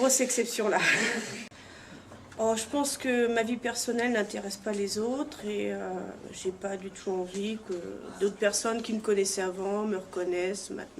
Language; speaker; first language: French; native; French